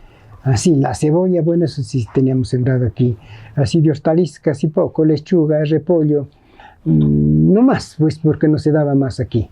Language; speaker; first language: Spanish; native; Spanish